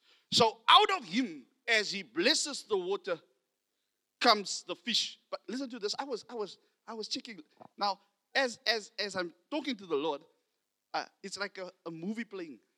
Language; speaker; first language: English; non-native, local second language; Afrikaans